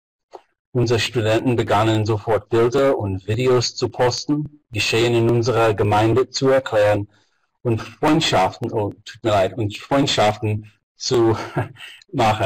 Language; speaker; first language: German; non-native, fluent; English